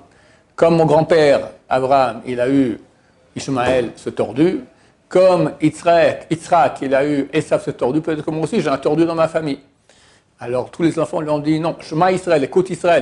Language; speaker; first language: French; native; French